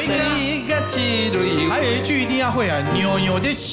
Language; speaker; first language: Chinese; native; Chinese